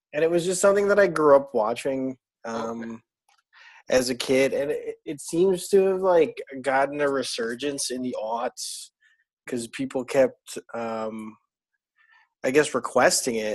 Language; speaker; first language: English; non-native, local second language; Filipino